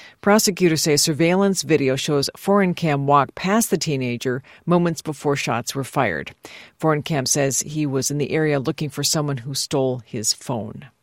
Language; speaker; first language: English; native; English